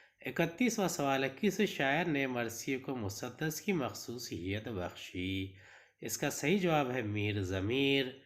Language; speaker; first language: Urdu; native; Urdu